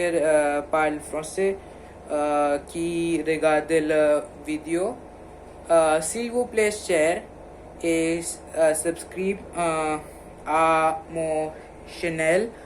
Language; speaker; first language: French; non-native, learner; Hindi